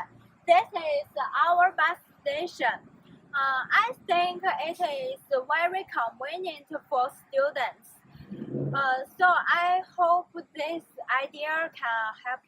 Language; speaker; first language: English; non-native, learner; Chinese